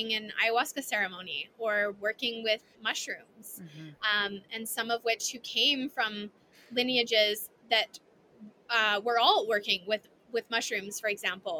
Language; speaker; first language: English; native; English